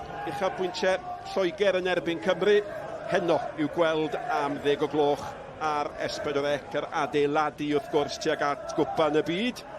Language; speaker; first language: Welsh; native; Welsh